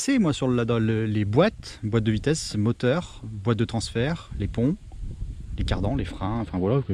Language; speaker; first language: French; native; French